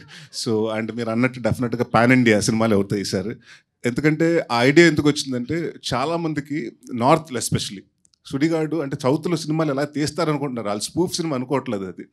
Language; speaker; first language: Telugu; native; Telugu